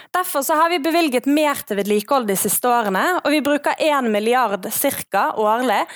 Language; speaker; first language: Norwegian; native; Norwegian